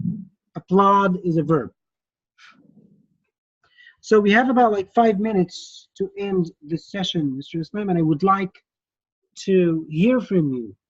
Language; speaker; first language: English; non-native, fluent; Arabic